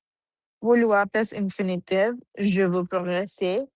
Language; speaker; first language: French; non-native, learner; Punjabi